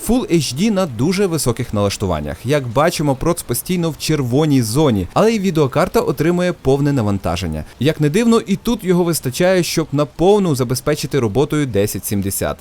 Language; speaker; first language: Ukrainian; non-native, local second language; Russian